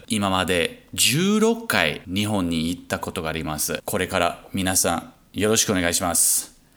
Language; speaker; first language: Japanese; non-native, learner; English